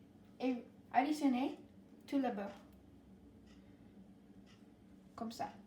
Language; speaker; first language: French; non-native, learner; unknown